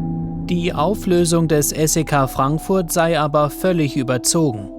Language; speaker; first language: German; native; German